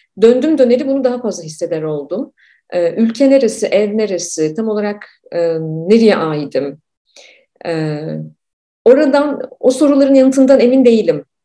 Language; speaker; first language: Turkish; native; Turkish